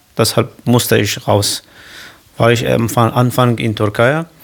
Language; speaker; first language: German; non-native, learner; Kurdish